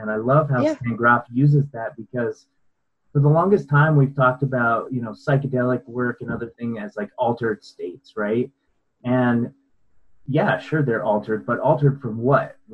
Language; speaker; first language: English; native; English